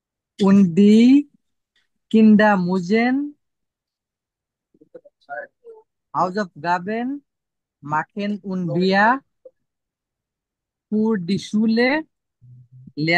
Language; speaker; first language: German; non-native, learner; Bangla